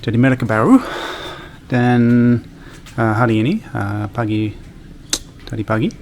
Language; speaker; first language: Indonesian; non-native, learner; English